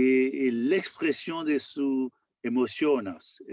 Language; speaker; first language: Spanish; non-native, learner; French